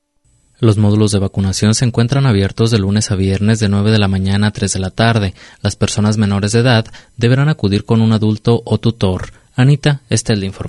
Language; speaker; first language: Spanish; native; Spanish